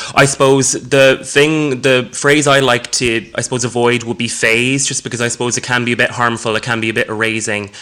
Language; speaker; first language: English; native; English